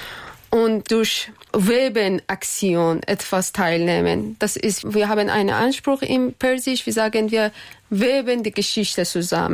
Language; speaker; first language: German; non-native, learner; Persian